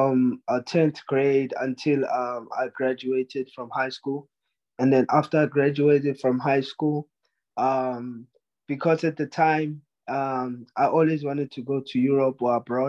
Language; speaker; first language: English; non-native, local second language; Zulu